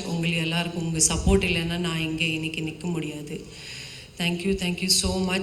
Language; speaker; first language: Tamil; non-native, local second language; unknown